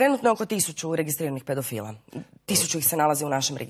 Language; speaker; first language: Croatian; native; Croatian